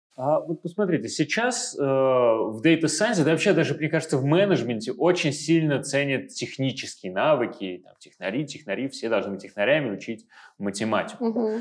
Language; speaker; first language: Russian; native; Russian